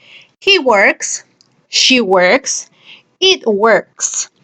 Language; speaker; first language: English; non-native, fluent; Spanish